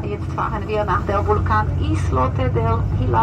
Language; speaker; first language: German; non-native, fluent; Spanish